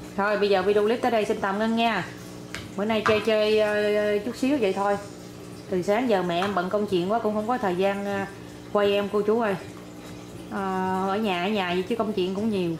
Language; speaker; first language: Vietnamese; native; Vietnamese